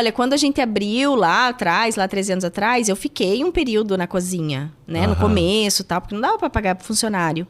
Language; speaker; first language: Portuguese; native; Portuguese